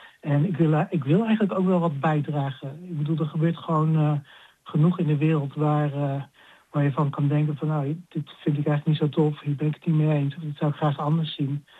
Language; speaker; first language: Dutch; native; Dutch